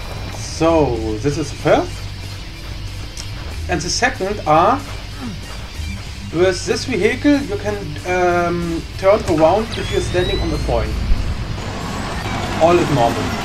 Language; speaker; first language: English; non-native, learner; German